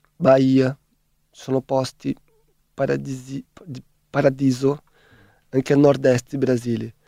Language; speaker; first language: Italian; non-native, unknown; Portuguese